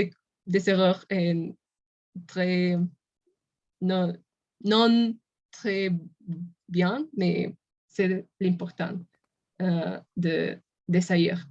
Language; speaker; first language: French; non-native, learner; Spanish